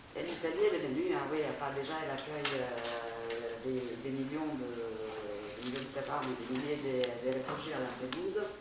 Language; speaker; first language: French; non-native, fluent; Italian